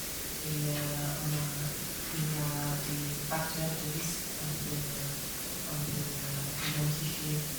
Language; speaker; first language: French; non-native, fluent; English